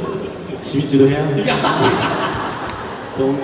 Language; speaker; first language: Japanese; non-native, learner; Korean